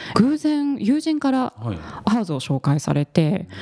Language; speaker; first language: Japanese; early bilingual, other home language; English